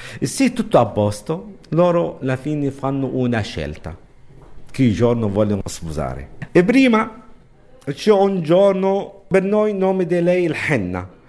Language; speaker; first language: Italian; non-native, learner; Arabic